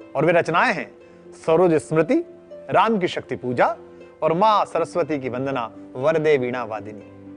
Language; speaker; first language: Hindi; native; Hindi